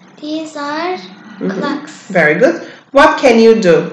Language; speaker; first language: English; non-native, learner; Turkish